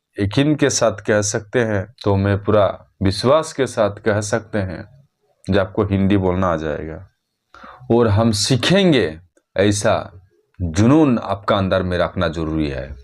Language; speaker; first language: Hindi; non-native, fluent; Bangla